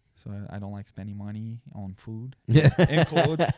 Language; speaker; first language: English; non-native, fluent; Portuguese